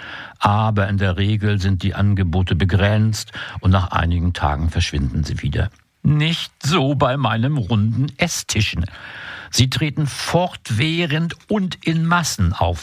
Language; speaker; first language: German; native; German